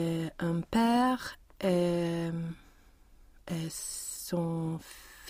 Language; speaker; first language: French; non-native, learner; Swedish